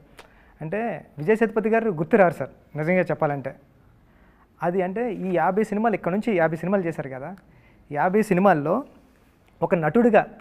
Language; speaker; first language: Telugu; native; Telugu